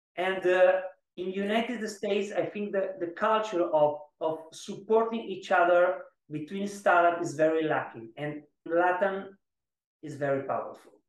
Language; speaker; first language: English; non-native, learner; Italian